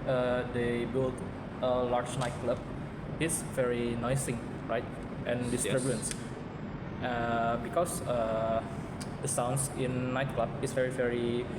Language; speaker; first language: English; non-native, learner; Indonesian